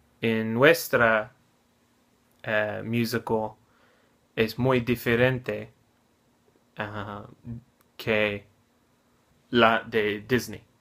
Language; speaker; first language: Spanish; non-native, learner; English